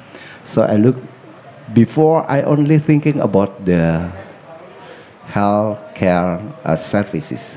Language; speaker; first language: English; non-native, learner; Indonesian